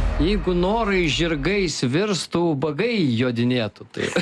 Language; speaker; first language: Lithuanian; native; Lithuanian